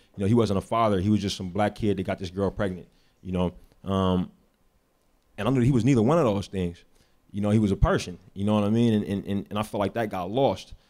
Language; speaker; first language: English; native; English